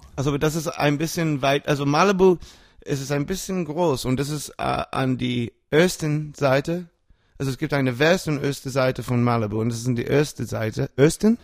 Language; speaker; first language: German; non-native, learner; English